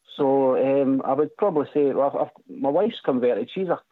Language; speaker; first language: English; native; English